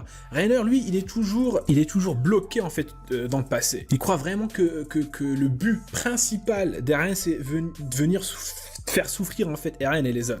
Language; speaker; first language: French; native; French